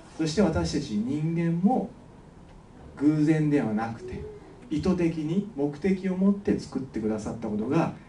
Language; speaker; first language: Japanese; native; Japanese